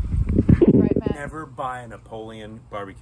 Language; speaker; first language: English; native; English